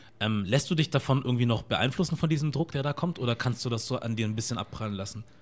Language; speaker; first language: German; native; German